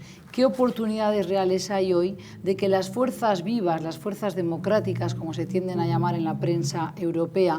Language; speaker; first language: Spanish; native; Spanish